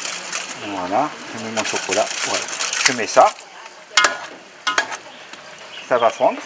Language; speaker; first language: French; native; French